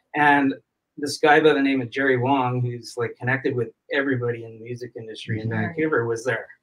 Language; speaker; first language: English; native; English